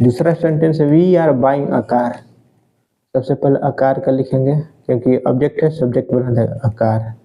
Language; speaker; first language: Hindi; native; Hindi